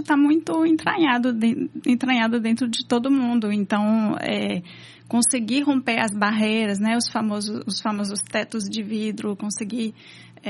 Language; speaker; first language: Portuguese; non-native, fluent; French